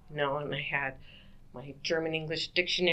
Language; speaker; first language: English; native; English